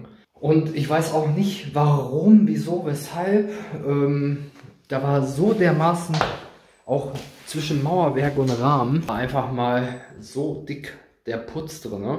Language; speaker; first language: German; native; German